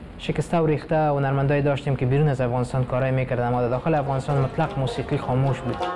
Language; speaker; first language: Persian; non-native, local second language; Pashto